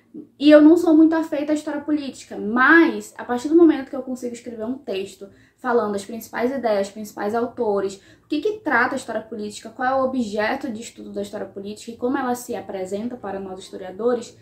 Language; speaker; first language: Portuguese; native; Portuguese